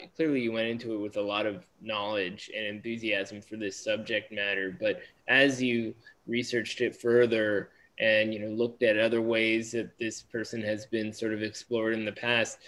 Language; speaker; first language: English; native; English